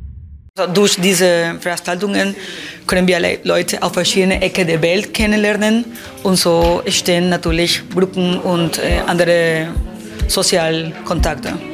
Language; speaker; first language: German; non-native, fluent; Spanish